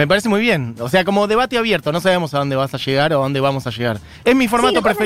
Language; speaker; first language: Spanish; native; Spanish